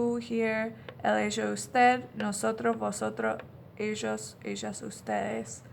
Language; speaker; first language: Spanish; non-native, fluent; English